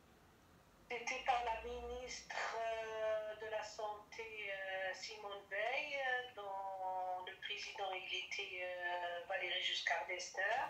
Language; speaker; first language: French; non-native, learner; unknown